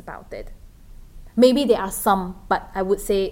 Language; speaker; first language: English; non-native, local second language; Chinese